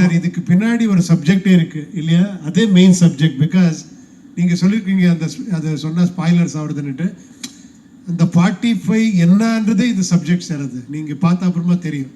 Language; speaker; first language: Tamil; non-native, learner; Kannada